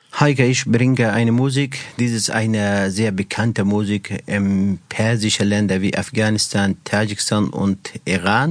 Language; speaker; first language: German; non-native, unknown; Persian